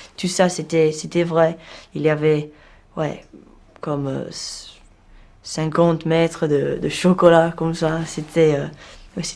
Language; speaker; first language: French; non-native, learner; English